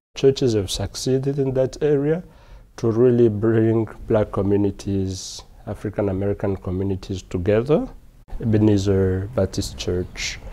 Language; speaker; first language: English; non-native, fluent; Swahili